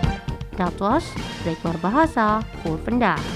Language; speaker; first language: Dutch; non-native, learner; Indonesian